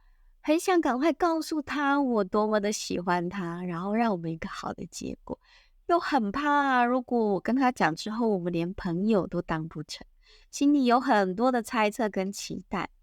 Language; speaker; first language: Chinese; native; Chinese